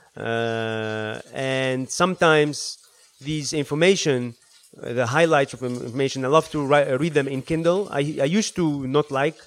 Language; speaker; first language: English; early bilingual, other home language; Arabic